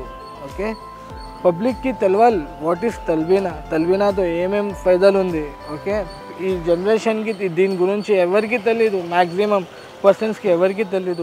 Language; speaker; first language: Telugu; non-native, local second language; Urdu